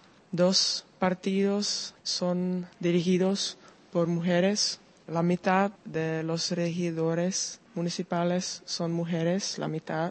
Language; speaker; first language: Spanish; non-native, fluent; Czech